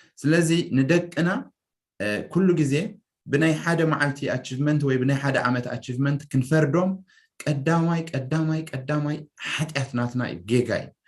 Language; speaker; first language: Tigrinya; native; Tigrinya